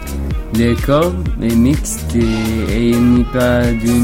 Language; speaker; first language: French; non-native, learner; English